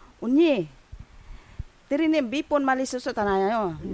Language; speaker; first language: Korean; non-native, learner; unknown